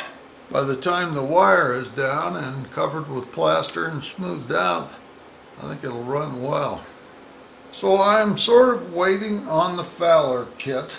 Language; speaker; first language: English; native; English